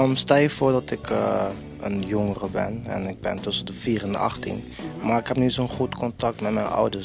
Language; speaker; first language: Dutch; native; Dutch